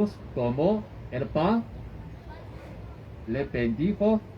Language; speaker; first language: Spanish; non-native, learner; Chinese